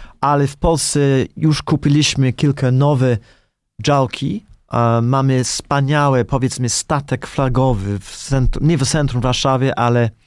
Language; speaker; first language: Polish; non-native, fluent; English